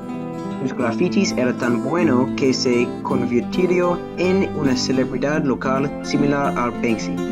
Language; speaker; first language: Spanish; non-native, learner; English